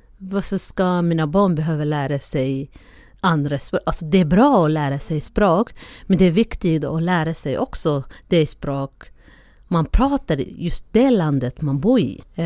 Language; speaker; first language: Swedish; non-native, fluent; Somali